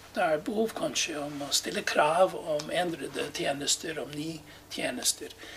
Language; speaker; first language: Norwegian; non-native, fluent; English